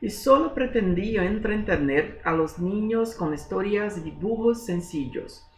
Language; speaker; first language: Spanish; non-native, fluent; Portuguese